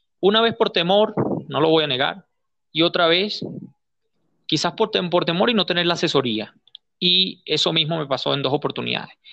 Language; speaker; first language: Spanish; native; Spanish